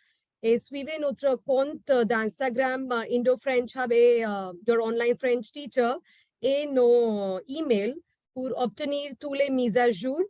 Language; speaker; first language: French; non-native, fluent; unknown